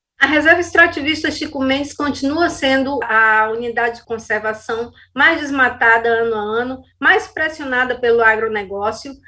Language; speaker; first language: Portuguese; native; Portuguese